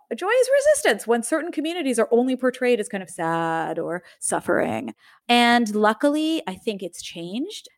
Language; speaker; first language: English; native; English